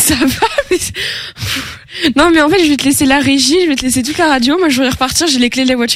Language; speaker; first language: French; native; French